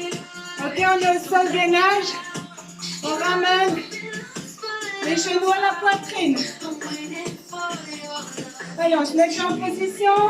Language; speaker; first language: French; native; French